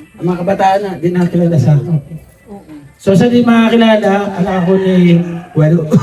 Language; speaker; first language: Filipino; non-native, local second language; Waray